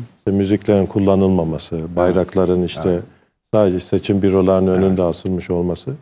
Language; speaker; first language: Turkish; early bilingual, heritage; Turkish